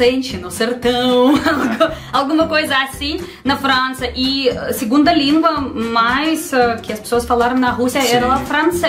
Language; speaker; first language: Portuguese; non-native, learner; Russian